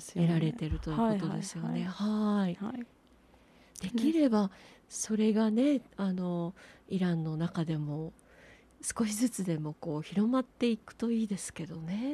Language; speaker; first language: Japanese; native; Japanese